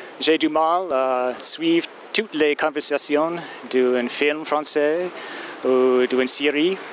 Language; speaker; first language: French; non-native, fluent; English